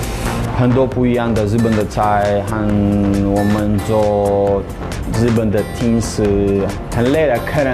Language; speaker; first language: Chinese; non-native, learner; Russian